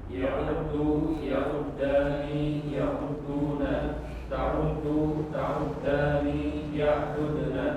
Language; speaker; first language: Arabic; non-native, learner; Indonesian